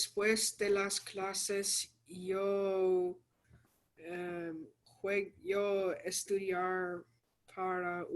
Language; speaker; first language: Spanish; non-native, learner; English